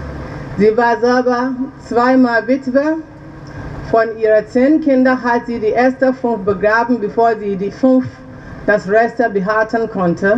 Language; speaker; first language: German; non-native, fluent; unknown